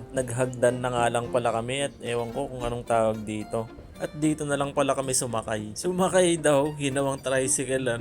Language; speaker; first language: Filipino; non-native, local second language; Iloko